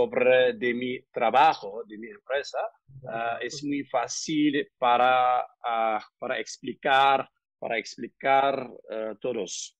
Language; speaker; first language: Spanish; non-native, learner; Turkish